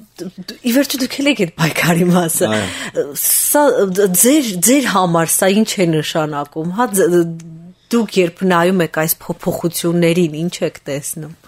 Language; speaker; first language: Armenian; native; Armenian